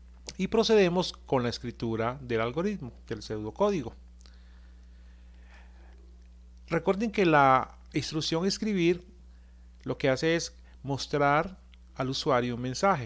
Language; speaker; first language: Spanish; native; Spanish